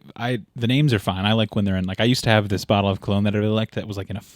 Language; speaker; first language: English; native; English